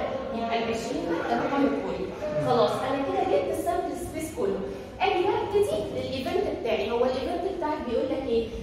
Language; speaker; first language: Arabic; native; Arabic